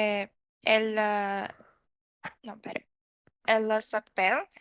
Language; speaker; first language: French; non-native, learner; Portuguese